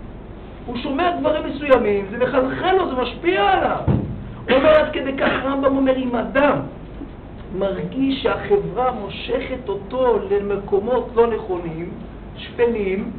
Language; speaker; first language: Hebrew; native; Hebrew